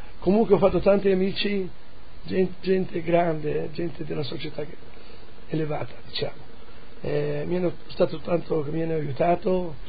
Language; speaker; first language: Italian; non-native, local second language; Friulian